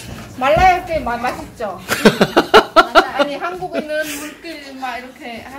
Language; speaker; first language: Korean; non-native, learner; Khmer